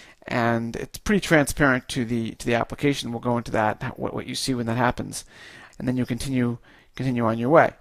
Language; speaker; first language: English; native; English